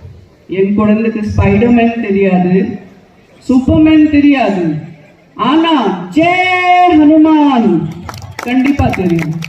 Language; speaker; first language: Tamil; non-native, local second language; Gujarati